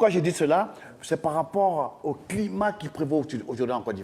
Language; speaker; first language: French; non-native, local second language; Dyula